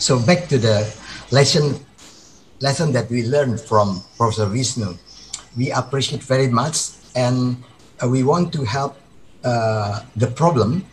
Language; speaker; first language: English; non-native, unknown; Indonesian